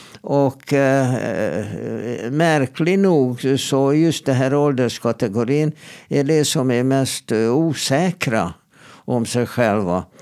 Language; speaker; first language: Swedish; non-native, fluent; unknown